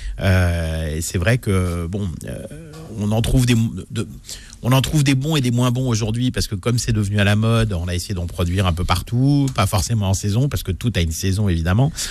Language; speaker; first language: French; native; French